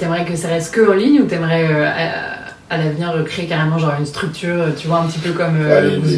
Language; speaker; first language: French; native; French